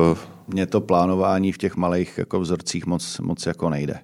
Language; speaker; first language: Czech; native; Czech